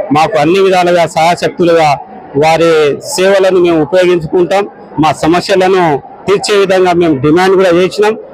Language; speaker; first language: Telugu; non-native, local second language; Lambadi